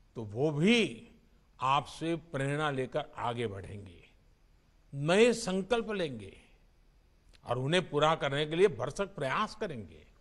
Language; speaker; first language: Hindi; non-native, local second language; Gujarati